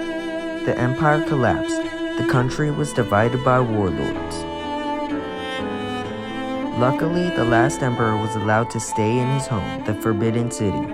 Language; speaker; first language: English; non-native, fluent; Chinese